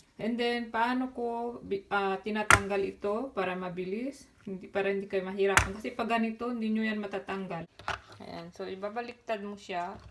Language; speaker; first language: Filipino; native; Filipino